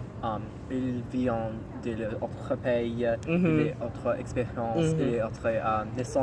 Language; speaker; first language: French; non-native, learner; English